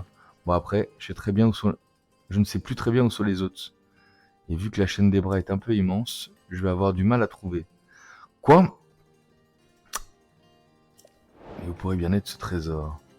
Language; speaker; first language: French; native; French